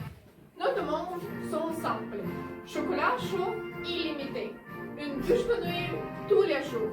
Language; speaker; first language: French; non-native, fluent; Ukrainian